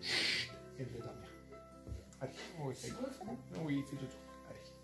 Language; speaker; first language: French; native; French